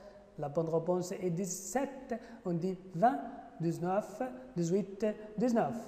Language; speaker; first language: French; non-native, fluent; Arabic